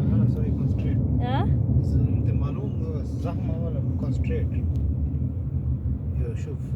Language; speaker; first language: Arabic; non-native, learner; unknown